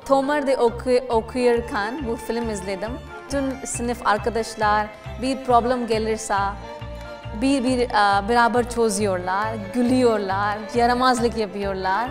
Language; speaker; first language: Turkish; non-native, learner; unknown